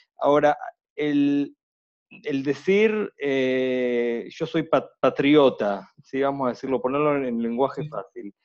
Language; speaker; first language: Spanish; native; Spanish